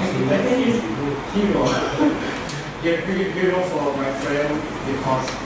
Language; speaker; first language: English; non-native, learner; Thai